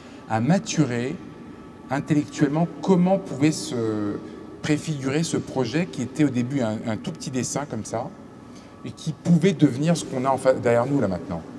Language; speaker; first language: French; native; French